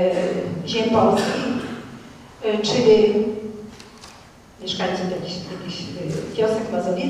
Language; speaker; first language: Polish; native; Polish